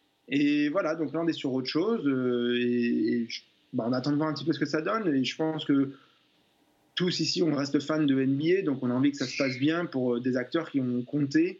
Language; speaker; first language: French; native; French